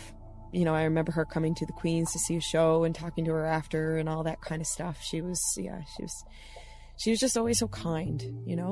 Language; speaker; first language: English; native; English